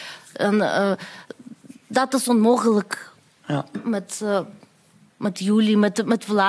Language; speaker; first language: Dutch; non-native, fluent; Russian